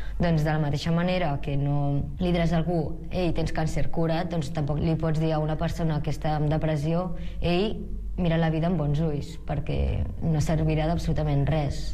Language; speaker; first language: Catalan; early bilingual, other home language; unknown